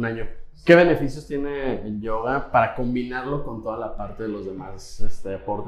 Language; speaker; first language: Spanish; native; Spanish